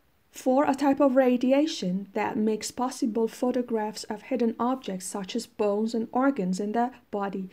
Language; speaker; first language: English; non-native, fluent; Persian